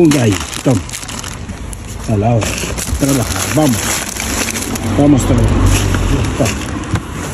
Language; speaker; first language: Spanish; non-native, learner; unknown